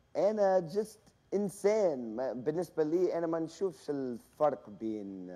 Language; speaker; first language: Arabic; non-native, fluent; English